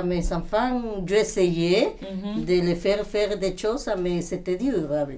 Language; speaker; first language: French; non-native, fluent; Spanish